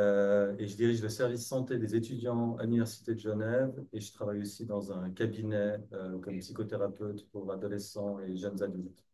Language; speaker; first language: French; native; French